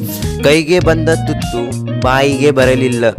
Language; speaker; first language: Kannada; native; Kannada